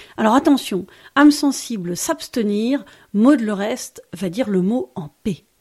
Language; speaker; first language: French; native; French